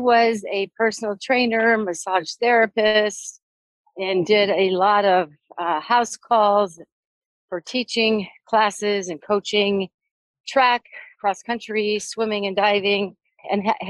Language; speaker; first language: English; native; English